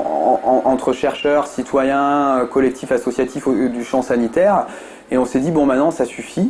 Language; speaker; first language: French; native; French